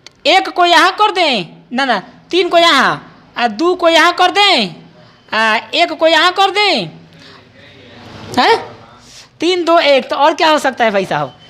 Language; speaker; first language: Hindi; non-native, local second language; Bhojpuri